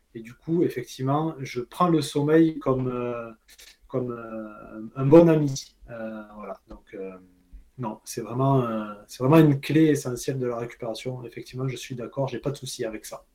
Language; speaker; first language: French; native; French